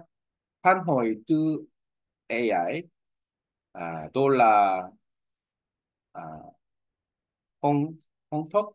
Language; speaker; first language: Vietnamese; non-native, learner; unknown